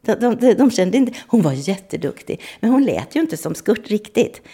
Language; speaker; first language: Swedish; native; Swedish